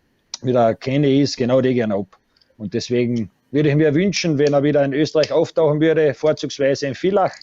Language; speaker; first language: German; native; German